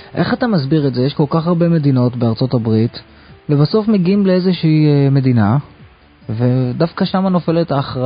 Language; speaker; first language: Hebrew; native; Hebrew